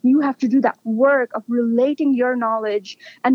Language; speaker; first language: English; non-native, local second language; Bangla